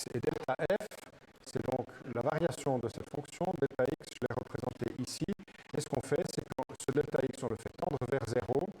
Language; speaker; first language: French; native; French